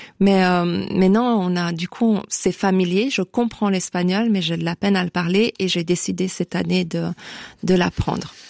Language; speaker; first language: French; native; French